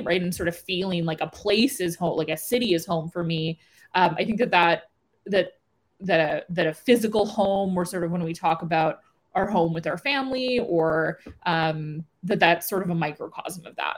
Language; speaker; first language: English; native; English